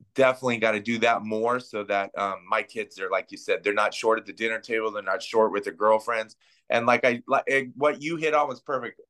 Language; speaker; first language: English; native; English